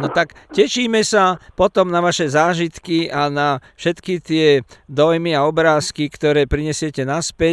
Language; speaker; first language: Slovak; native; Slovak